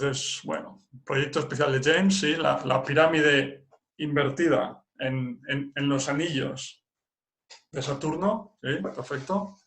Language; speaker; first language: Spanish; non-native, fluent; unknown